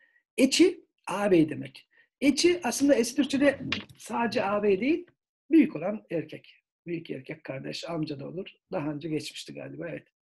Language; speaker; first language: Turkish; native; Turkish